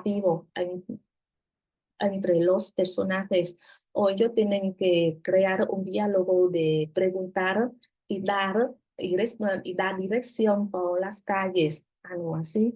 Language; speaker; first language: Spanish; non-native, fluent; Vietnamese